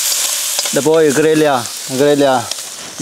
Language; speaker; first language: Portuguese; non-native, learner; Vietnamese